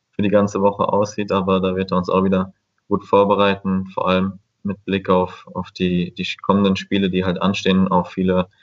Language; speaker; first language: German; native; German